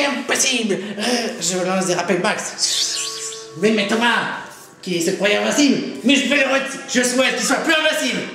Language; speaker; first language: French; native; French